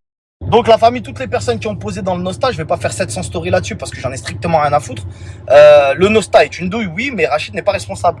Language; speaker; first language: French; native; French